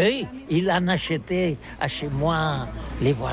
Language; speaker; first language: French; non-native, learner; Catalan